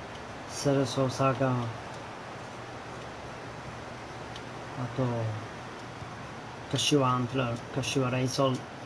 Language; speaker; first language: Japanese; non-native, learner; Italian